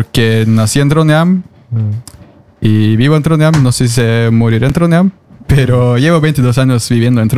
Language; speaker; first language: Spanish; non-native, fluent; Norwegian